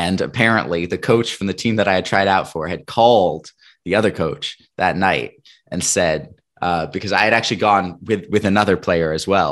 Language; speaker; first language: English; native; English